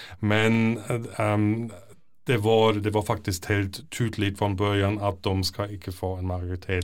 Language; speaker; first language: Norwegian; non-native, fluent; German